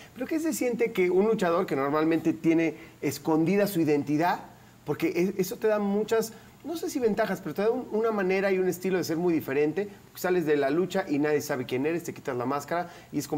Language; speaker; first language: Spanish; native; Spanish